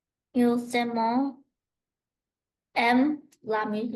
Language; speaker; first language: French; non-native, learner; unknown